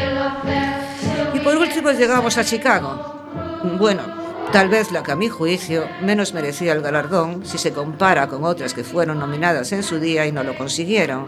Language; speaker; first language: Spanish; native; Spanish